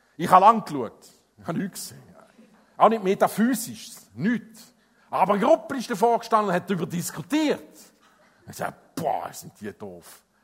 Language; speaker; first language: German; non-native, fluent; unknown